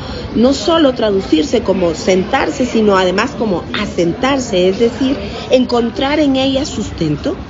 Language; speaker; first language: Spanish; native; Spanish